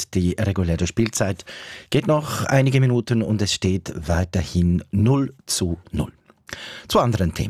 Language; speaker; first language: German; native; German